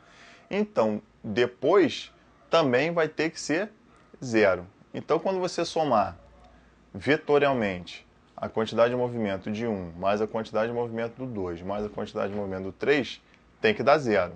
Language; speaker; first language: Portuguese; native; Portuguese